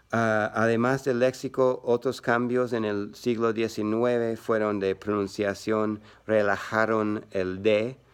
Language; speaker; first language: Spanish; non-native, learner; English